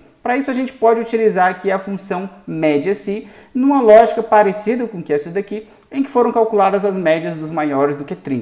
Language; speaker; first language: Portuguese; native; Portuguese